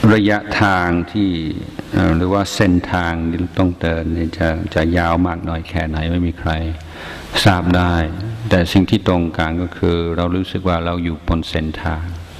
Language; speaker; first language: Thai; non-native, fluent; English